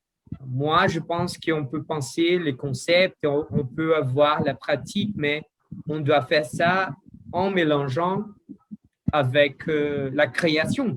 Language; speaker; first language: French; non-native, learner; Portuguese